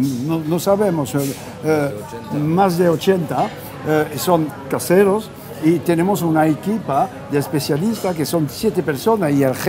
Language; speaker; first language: Spanish; non-native, fluent; French